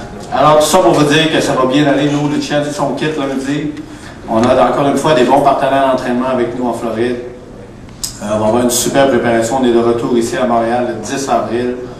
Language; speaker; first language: French; native; French